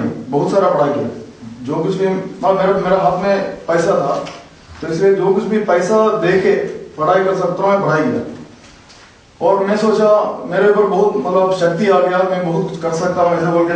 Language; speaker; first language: Hindi; non-native, local second language; Malayalam